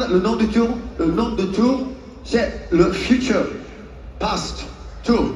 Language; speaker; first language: French; non-native, learner; English